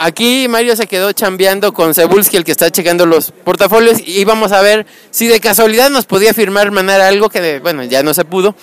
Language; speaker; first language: Spanish; native; Spanish